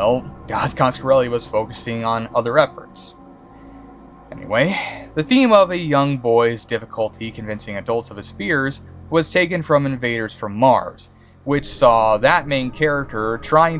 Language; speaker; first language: English; native; English